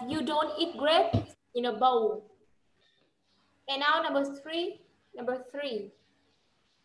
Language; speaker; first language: English; non-native, fluent; Vietnamese